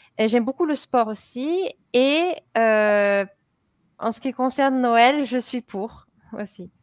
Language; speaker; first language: French; native; French